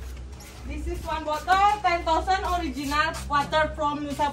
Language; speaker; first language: English; non-native, learner; Balinese